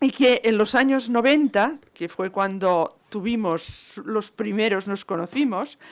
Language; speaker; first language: Spanish; non-native, local second language; Catalan